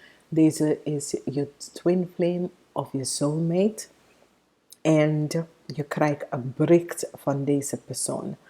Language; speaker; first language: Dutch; non-native, fluent; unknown